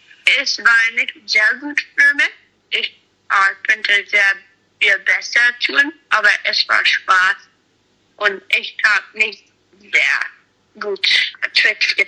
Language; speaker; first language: German; non-native, learner; English